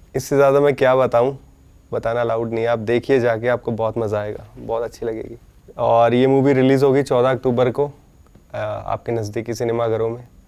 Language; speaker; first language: Hindi; native; Hindi